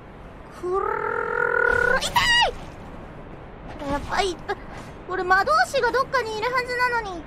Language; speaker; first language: Japanese; native; Japanese